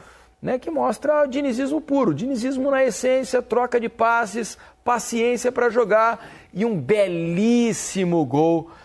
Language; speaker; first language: Portuguese; native; Portuguese